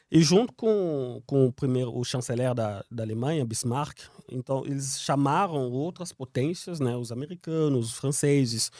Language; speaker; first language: Portuguese; non-native, fluent; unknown